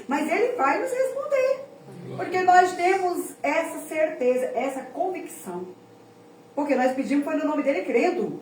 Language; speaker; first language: Portuguese; native; Portuguese